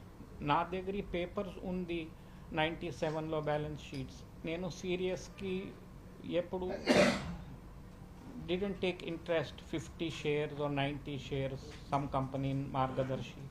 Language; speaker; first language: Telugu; early bilingual, heritage; Telugu